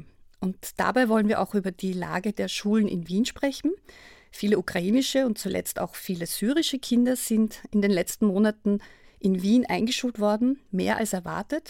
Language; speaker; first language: German; native; German